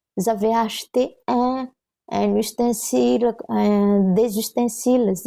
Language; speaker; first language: French; non-native, local second language; Malagasy